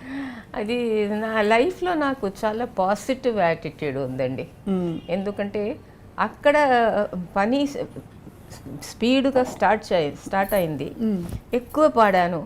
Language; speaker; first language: Telugu; non-native, local second language; Tamil